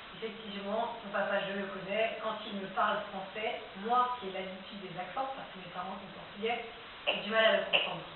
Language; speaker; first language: French; native; French